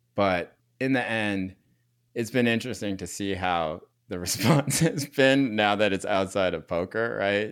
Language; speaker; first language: English; native; English